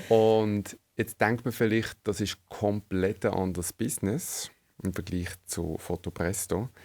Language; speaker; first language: German; native; German